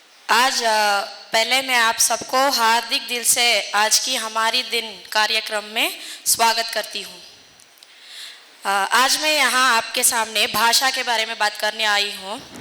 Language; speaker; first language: Hindi; non-native, local second language; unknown